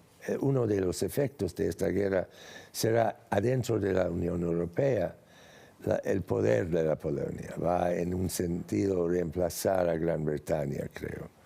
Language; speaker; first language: Spanish; non-native, fluent; English